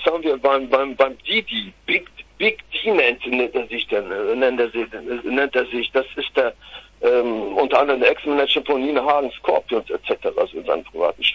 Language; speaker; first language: German; native; German